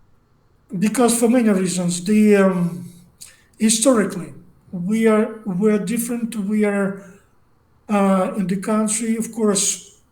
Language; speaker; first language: English; non-native, learner; Russian